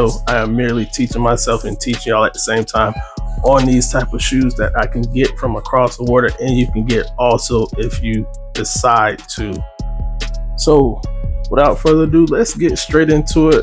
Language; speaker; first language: English; native; English